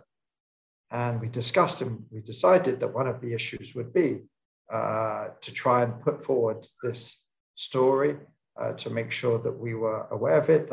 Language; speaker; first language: English; native; English